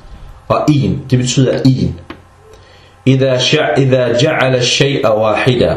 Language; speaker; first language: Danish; non-native, fluent; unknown